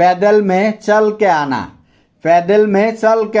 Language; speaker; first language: Hindi; non-native, fluent; Bangla